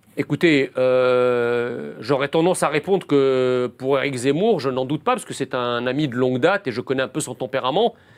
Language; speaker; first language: French; early bilingual, other home language; Arabic